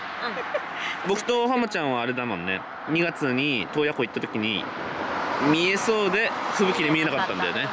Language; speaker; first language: Japanese; native; Japanese